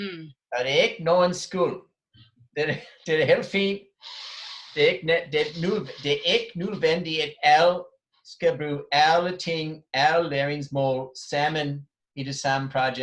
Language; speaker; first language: Danish; non-native, fluent; English